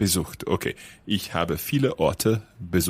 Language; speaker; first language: German; non-native, fluent; English